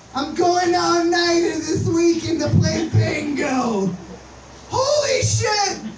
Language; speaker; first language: English; native; English